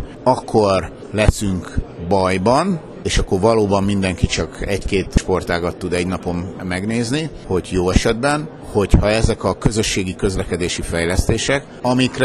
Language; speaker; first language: Hungarian; native; Hungarian